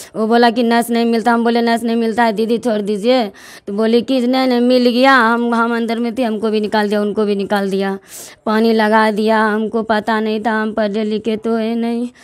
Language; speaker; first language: Hindi; native; Hindi